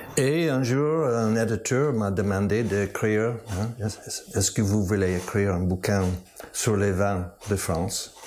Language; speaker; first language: French; non-native, fluent; English